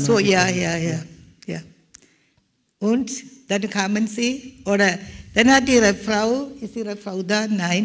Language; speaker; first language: German; non-native, learner; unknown